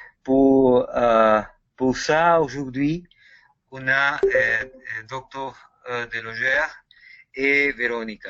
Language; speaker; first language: French; non-native, fluent; Spanish